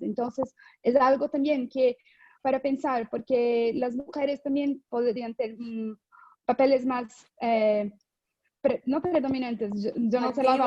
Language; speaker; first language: Spanish; non-native, fluent; Portuguese